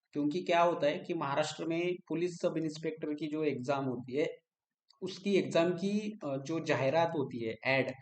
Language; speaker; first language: Hindi; non-native, local second language; Marathi